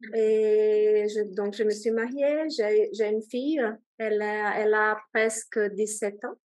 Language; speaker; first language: French; non-native, fluent; Portuguese